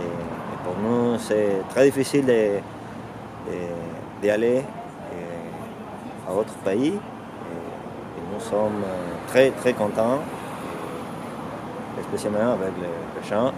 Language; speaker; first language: French; non-native, learner; Spanish